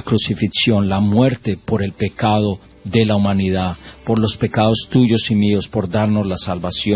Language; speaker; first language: Spanish; native; Spanish